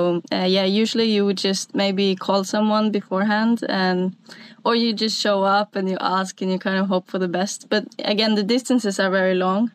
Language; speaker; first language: English; non-native, fluent; Norwegian